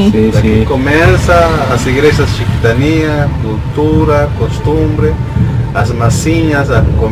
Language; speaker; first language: Portuguese; non-native, learner; Spanish